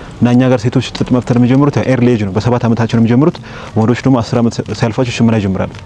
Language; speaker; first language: Amharic; non-native, local second language; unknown